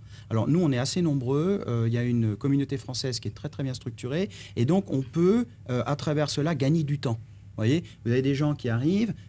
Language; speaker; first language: French; native; French